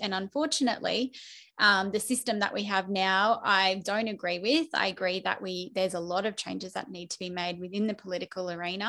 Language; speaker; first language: English; native; English